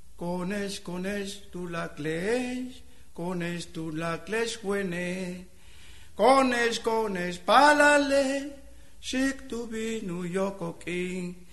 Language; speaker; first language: Spanish; non-native, local second language; Yucateco